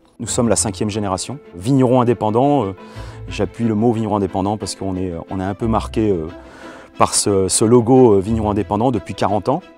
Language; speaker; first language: French; native; French